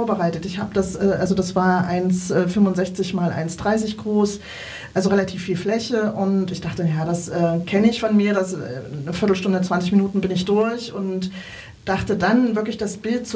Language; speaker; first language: German; native; German